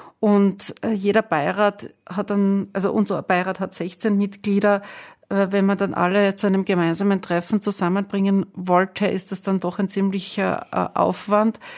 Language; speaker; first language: German; native; German